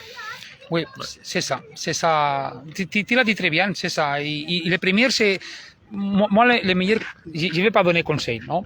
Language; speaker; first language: French; non-native, learner; Spanish